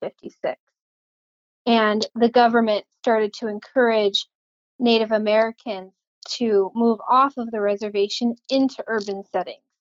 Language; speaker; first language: English; native; English